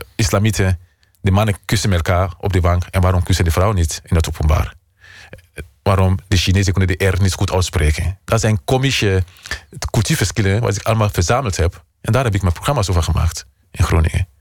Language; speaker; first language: Dutch; non-native, fluent; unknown